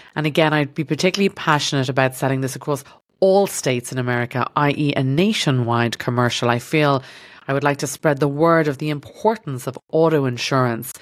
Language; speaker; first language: English; native; English